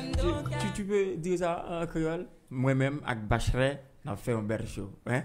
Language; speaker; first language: French; non-native, local second language; Haitian Creole